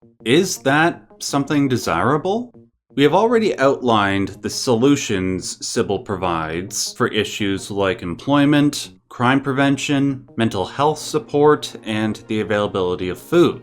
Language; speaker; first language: English; native; English